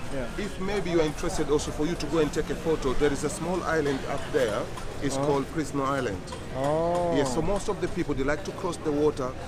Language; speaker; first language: English; non-native, local second language; Swahili